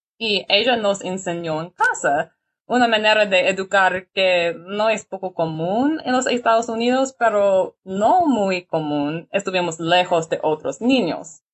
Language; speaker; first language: Spanish; non-native, learner; English